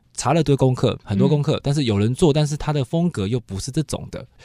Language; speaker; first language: Chinese; native; Chinese